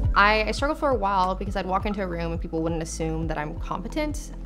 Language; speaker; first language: English; native; English